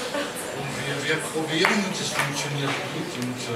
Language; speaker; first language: German; non-native, learner; French